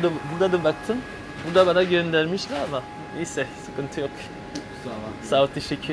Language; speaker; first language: Turkish; non-native, learner; French